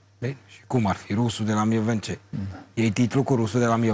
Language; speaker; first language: Romanian; native; Romanian